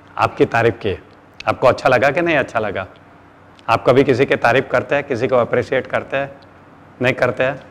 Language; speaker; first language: Hindi; non-native, local second language; Gujarati